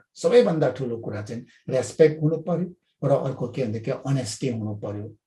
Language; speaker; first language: Nepali; non-native, local second language; Limbu